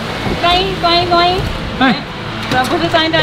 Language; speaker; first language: Chinese; native; Chinese